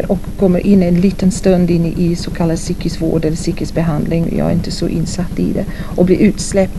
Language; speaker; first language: Swedish; non-native, fluent; English